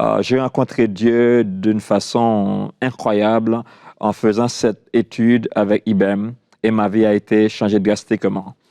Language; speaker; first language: French; non-native, local second language; Haitian Creole